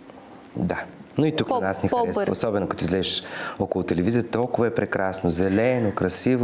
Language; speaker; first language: Bulgarian; native; Bulgarian